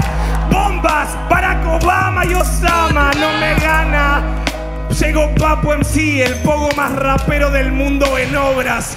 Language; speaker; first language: Spanish; native; Spanish